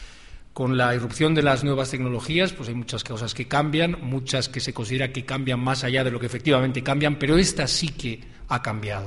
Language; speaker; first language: Spanish; native; Spanish